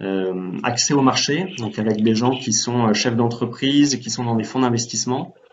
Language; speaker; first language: French; native; French